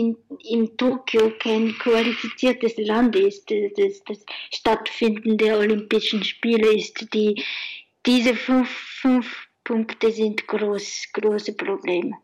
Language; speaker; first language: German; non-native, learner; Japanese